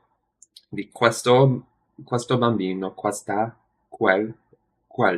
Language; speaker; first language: Italian; non-native, learner; English